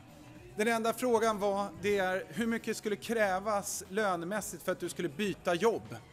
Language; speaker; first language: Swedish; native; Swedish